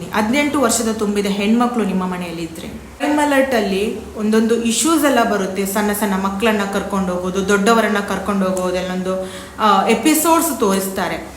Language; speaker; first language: Kannada; native; Kannada